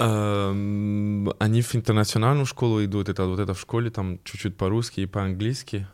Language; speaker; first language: Russian; non-native, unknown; French